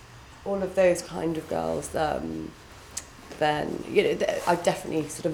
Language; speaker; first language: English; native; English